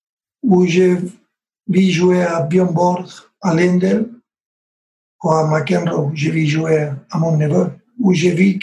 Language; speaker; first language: French; non-native, learner; Spanish